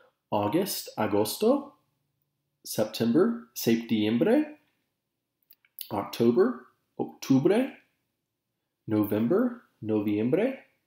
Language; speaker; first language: Spanish; non-native, fluent; English